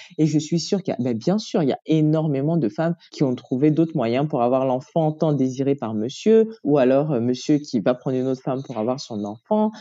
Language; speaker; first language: French; native; French